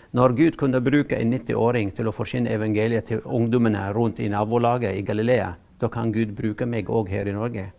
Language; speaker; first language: Norwegian; non-native, fluent; Arabic